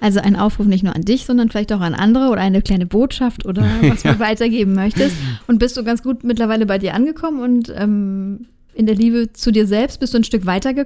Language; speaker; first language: German; native; German